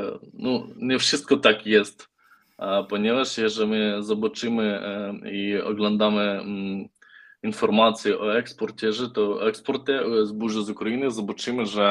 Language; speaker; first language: Polish; non-native, learner; Ukrainian